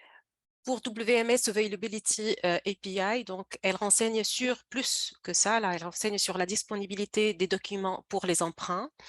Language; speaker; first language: French; native; French